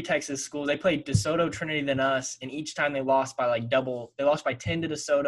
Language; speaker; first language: English; native; English